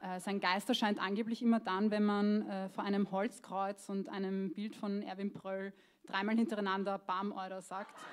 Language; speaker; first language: German; early bilingual, other home language; Croatian